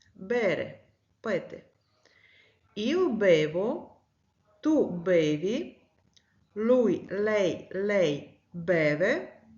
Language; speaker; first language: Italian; non-native, fluent; Ukrainian